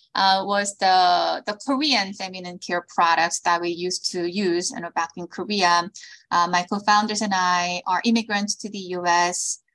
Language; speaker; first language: English; early bilingual, other home language; Korean